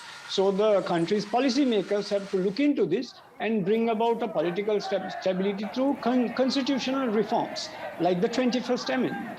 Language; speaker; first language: English; non-native, local second language; Sinhala